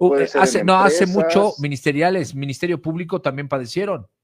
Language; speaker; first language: Spanish; native; Spanish